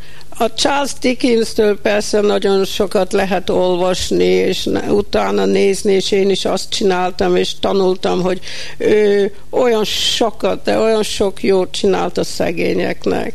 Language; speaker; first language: Hungarian; early bilingual, heritage; Hungarian